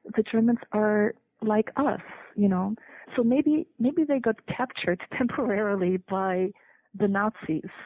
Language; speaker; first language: English; non-native, fluent; German